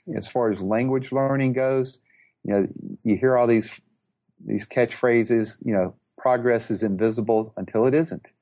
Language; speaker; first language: English; native; English